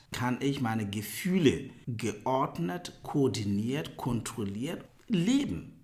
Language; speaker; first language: German; non-native, fluent; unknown